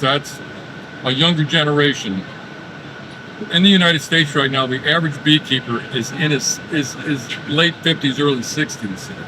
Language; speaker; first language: English; native; English